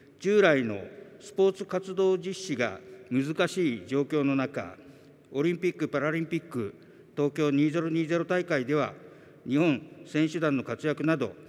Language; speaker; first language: Japanese; native; Japanese